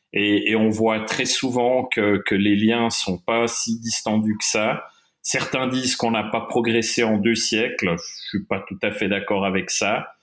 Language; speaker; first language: French; non-native, local second language; German